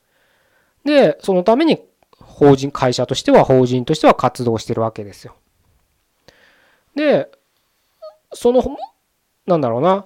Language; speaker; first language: Japanese; native; Japanese